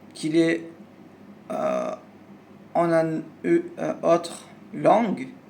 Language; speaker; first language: French; non-native, learner; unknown